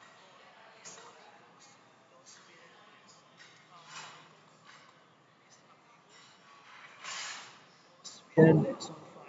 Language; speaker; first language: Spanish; non-native, learner; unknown